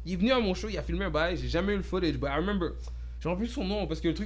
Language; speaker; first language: French; native; French